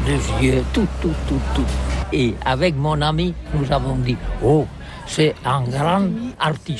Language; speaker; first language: French; non-native, learner; Catalan